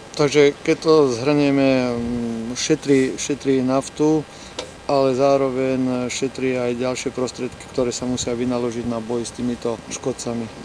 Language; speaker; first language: Slovak; native; Slovak